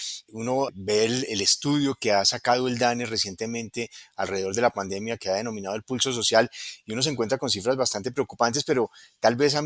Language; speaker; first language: Spanish; native; Spanish